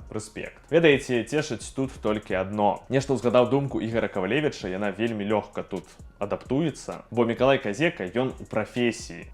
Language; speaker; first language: Belarusian; non-native, local second language; Russian